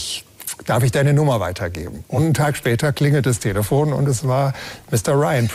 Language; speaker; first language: German; native; German